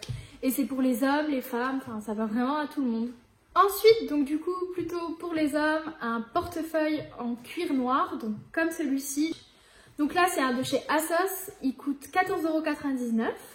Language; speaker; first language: French; native; French